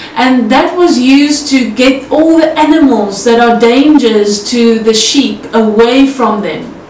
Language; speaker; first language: English; non-native, local second language; Afrikaans